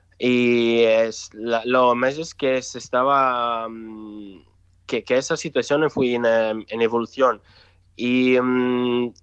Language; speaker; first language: Spanish; non-native, local second language; Italian